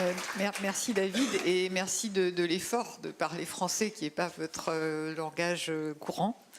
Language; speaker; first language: French; native; French